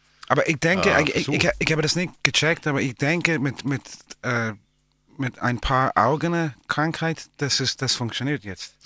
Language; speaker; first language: German; non-native, learner; English